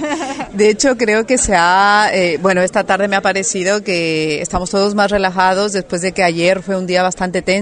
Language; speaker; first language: Spanish; native; Spanish